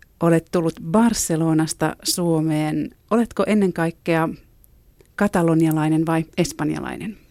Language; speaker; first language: Finnish; native; Finnish